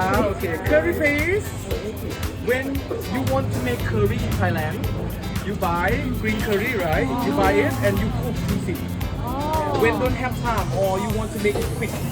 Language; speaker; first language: English; non-native, learner; Thai